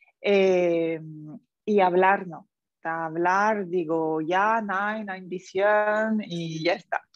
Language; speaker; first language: Spanish; non-native, fluent; French